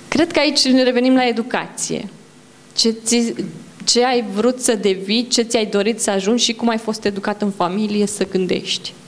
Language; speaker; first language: Romanian; native; Romanian